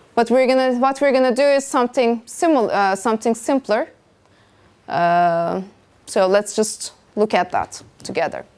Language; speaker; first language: English; non-native, fluent; Turkish